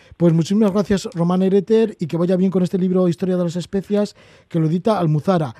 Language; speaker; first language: Spanish; native; Spanish